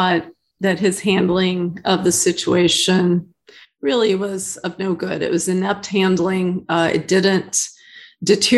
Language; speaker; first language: English; native; English